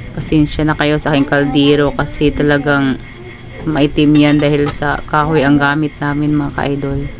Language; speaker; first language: Filipino; non-native, local second language; Cebuano